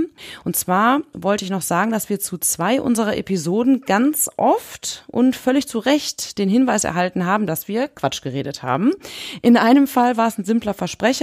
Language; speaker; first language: German; native; German